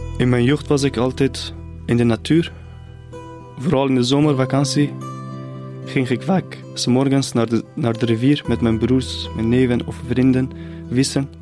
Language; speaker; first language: Dutch; non-native, fluent; Persian